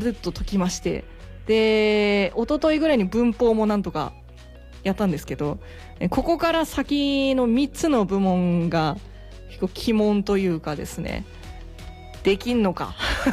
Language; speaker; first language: Japanese; native; Japanese